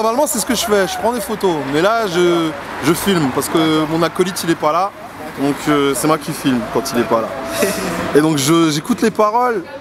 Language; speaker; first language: French; native; French